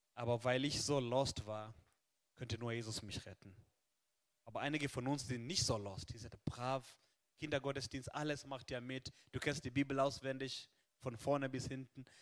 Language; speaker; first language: German; non-native, fluent; Swahili